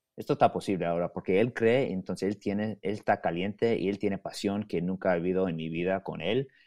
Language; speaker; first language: Spanish; early bilingual, heritage; Spanish